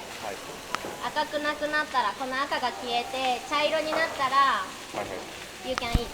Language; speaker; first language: Japanese; native; Japanese